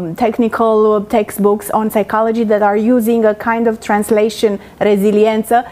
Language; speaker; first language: English; non-native, fluent; Romanian